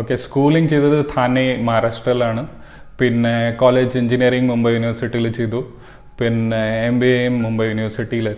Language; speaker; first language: Malayalam; early bilingual, heritage; Malayalam